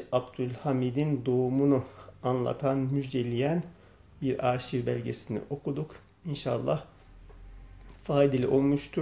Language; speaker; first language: Turkish; native; Turkish